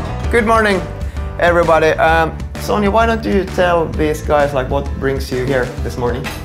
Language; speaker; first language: English; non-native, fluent; Finnish